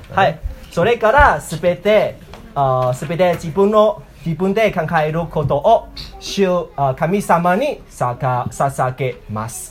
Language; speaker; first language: Japanese; non-native, learner; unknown